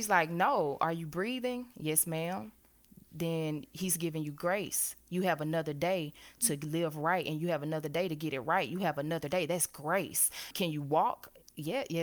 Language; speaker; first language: English; native; English